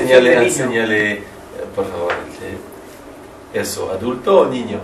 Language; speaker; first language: Spanish; non-native, learner; French